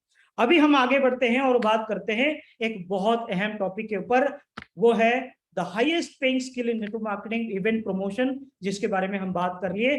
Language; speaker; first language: Hindi; native; Hindi